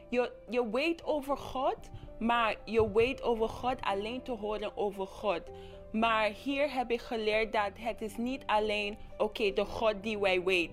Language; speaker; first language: Dutch; non-native, local second language; English